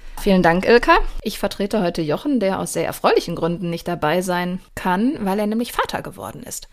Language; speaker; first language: German; native; German